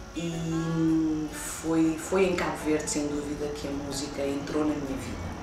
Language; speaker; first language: Portuguese; non-native, local second language; Kabuverdianu